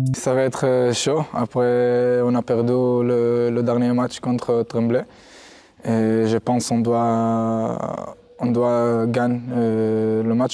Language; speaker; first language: French; non-native, learner; Hebrew